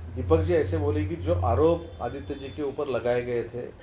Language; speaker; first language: Hindi; non-native, local second language; Marathi